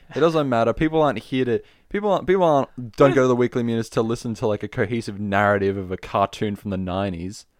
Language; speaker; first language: English; native; English